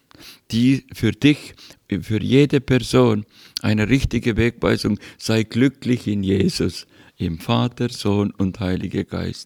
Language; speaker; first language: German; non-native, learner; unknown